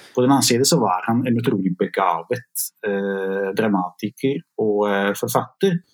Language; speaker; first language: Norwegian; non-native, fluent; Italian